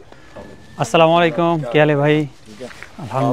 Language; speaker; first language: Hindi; non-native, learner; Bangla